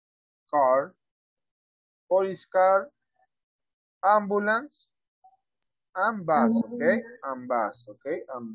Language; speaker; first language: English; non-native, learner; Spanish